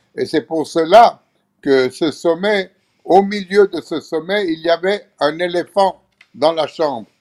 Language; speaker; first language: French; non-native, fluent; Hebrew